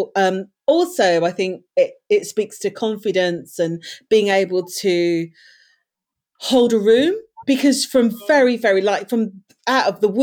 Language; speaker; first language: English; native; English